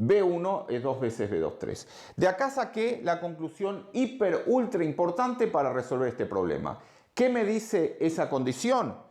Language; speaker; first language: Spanish; native; Spanish